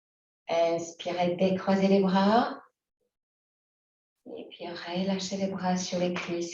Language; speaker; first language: French; native; French